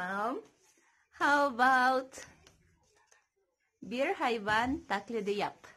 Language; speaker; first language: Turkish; non-native, learner; Filipino